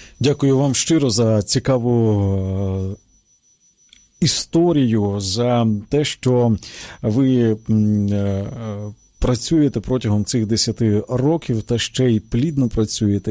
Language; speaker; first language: Ukrainian; native; Ukrainian